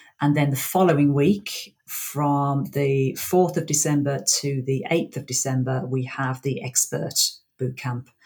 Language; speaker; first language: English; native; English